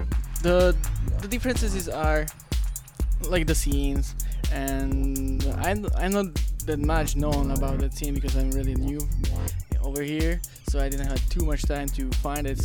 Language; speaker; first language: English; non-native, learner; Slovak